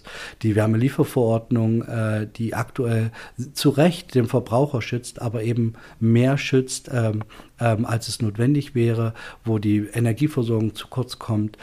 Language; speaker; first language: German; native; German